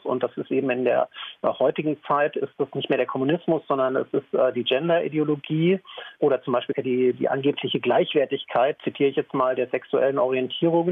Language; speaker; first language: German; native; German